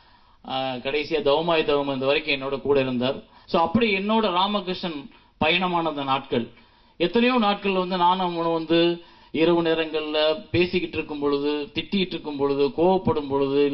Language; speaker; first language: Tamil; native; Tamil